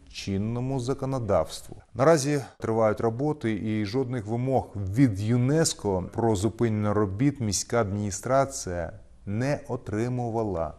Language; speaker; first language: Ukrainian; non-native, local second language; Russian